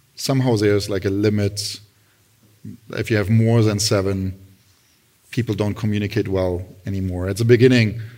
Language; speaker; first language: English; non-native, fluent; German